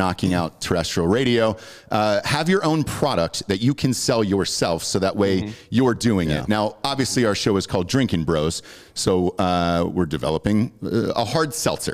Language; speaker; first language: English; native; English